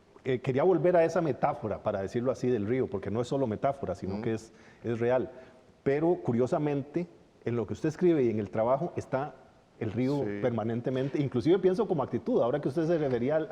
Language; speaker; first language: Spanish; native; Spanish